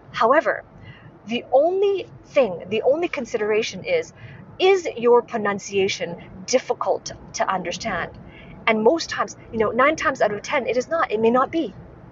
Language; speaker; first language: English; non-native, local second language; Cantonese